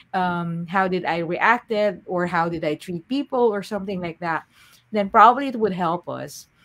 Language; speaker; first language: English; non-native, local second language; Filipino